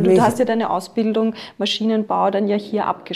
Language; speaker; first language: German; native; German